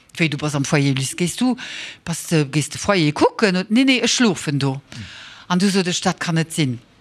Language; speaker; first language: Luxembourgish; early bilingual, heritage; Luxembourgish